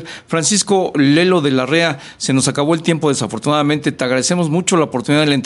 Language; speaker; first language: Spanish; native; Spanish